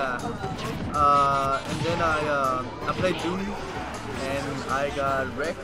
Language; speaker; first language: English; native; English